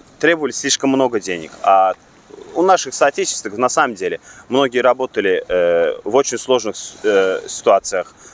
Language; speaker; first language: Russian; non-native, local second language; Turkmen